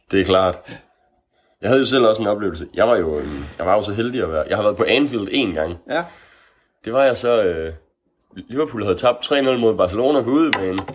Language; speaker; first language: Danish; native; Danish